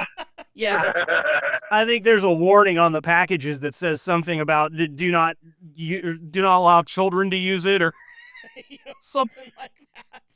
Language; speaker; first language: English; native; English